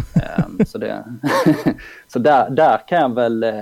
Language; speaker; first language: Swedish; native; Swedish